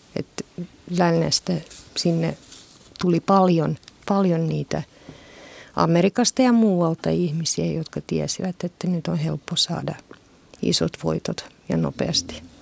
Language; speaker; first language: Finnish; non-native, fluent; Russian